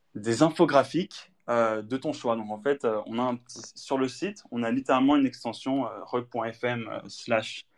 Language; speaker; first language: French; native; French